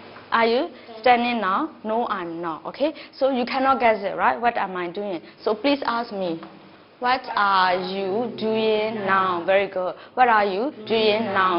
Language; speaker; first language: English; non-native, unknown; Burmese